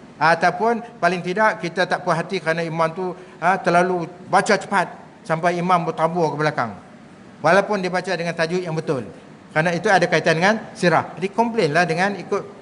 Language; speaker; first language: Malay; native; Malay